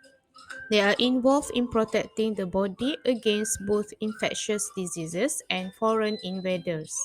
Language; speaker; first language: English; non-native, fluent; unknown